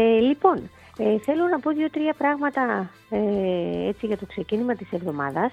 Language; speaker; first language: Greek; native; Greek